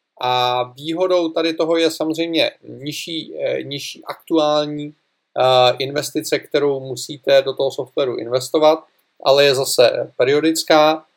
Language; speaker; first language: Czech; native; Czech